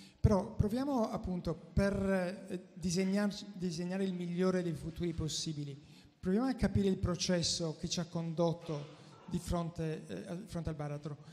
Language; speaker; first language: Italian; native; Italian